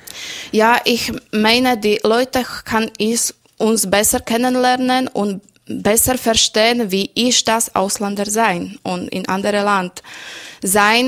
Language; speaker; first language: German; non-native, learner; Slovak